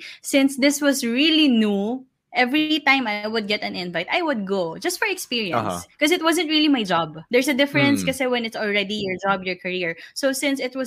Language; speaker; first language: English; non-native, local second language; Filipino